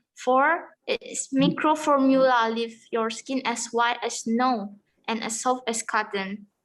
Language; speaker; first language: English; non-native, learner; Indonesian